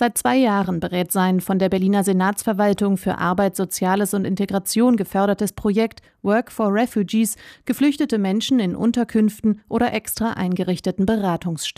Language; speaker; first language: German; native; German